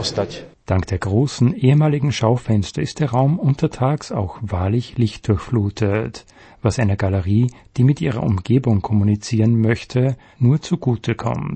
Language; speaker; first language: German; native; German